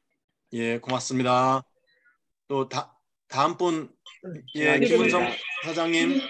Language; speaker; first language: Korean; native; Korean